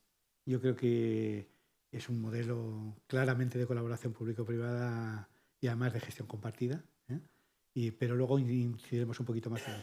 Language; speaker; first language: Spanish; native; Spanish